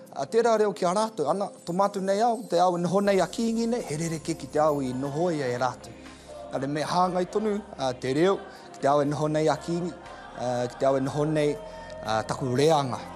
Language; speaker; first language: Māori; native; Māori